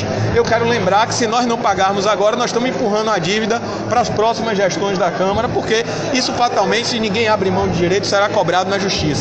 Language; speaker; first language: Portuguese; native; Portuguese